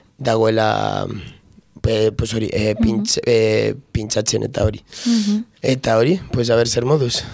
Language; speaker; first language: Basque; non-native, local second language; Spanish